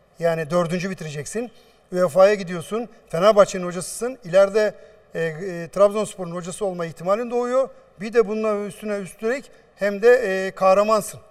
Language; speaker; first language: Turkish; native; Turkish